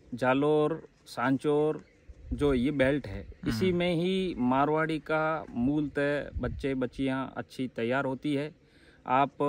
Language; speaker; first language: Hindi; native; Hindi